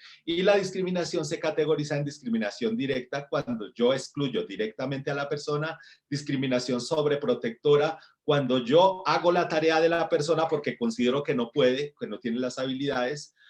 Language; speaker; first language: Spanish; native; Spanish